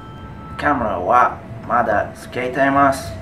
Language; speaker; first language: Japanese; non-native, learner; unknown